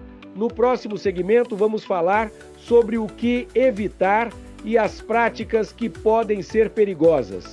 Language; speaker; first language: Portuguese; native; Portuguese